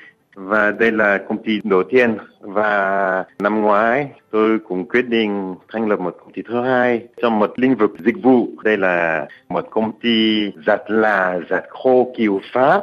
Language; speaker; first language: Vietnamese; non-native, fluent; French